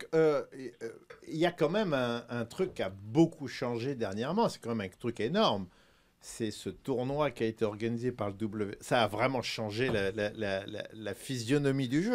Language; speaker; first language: French; native; French